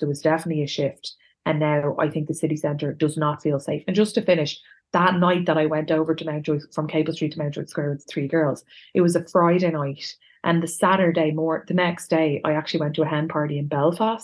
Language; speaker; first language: English; native; English